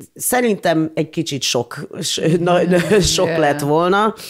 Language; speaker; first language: Hungarian; non-native, fluent; English